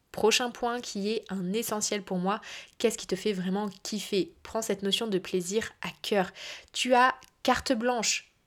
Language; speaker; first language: French; native; French